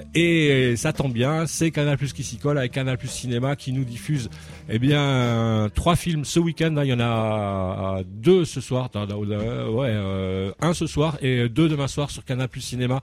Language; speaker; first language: French; native; French